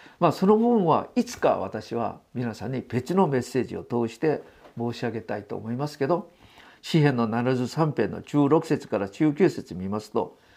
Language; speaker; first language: Japanese; non-native, fluent; Korean